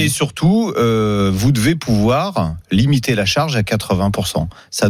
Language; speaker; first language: French; native; French